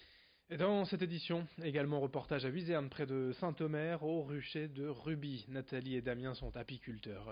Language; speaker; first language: French; native; French